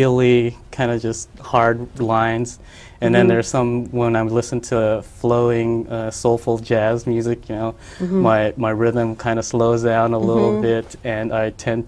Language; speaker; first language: English; early bilingual, other home language; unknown